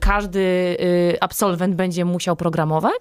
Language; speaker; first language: Polish; native; Polish